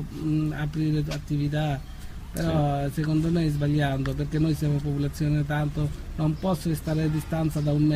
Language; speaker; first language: Italian; non-native, learner; Bangla